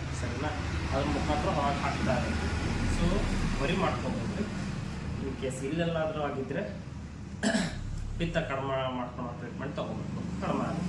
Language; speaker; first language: Kannada; native; Kannada